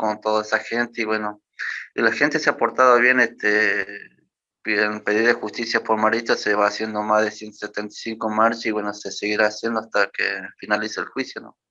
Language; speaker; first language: Spanish; native; Spanish